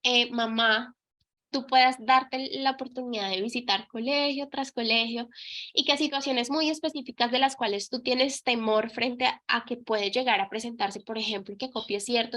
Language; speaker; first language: Spanish; native; Spanish